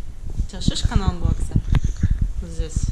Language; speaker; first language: Russian; native; Russian